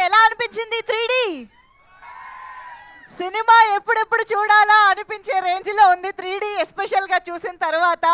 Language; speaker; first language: Telugu; native; Telugu